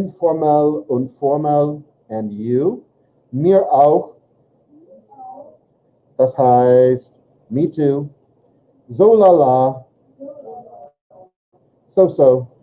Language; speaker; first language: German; non-native, fluent; English